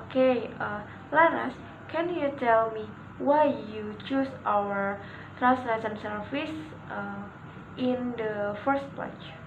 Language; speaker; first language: English; non-native, learner; Indonesian